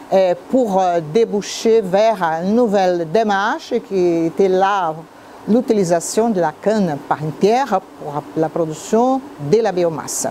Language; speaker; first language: French; non-native, fluent; Portuguese